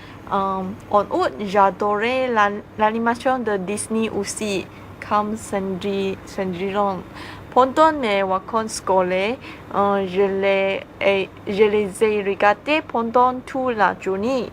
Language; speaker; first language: French; non-native, learner; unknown